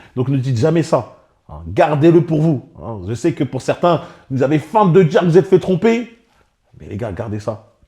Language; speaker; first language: French; native; French